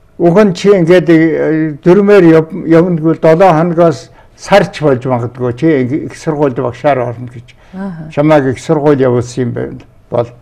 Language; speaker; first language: Mongolian; non-native, local second language; Tuvinian